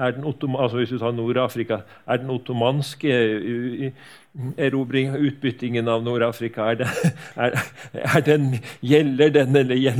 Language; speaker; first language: Norwegian; native; Norwegian